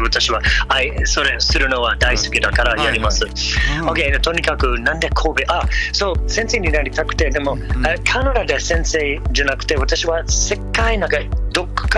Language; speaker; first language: Japanese; non-native, learner; English